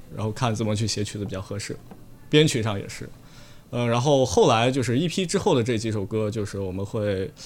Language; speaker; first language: Chinese; native; Chinese